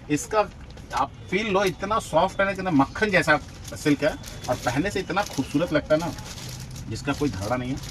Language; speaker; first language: Hindi; non-native, local second language; Bangla